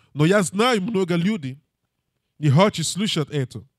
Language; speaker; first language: Russian; non-native, learner; English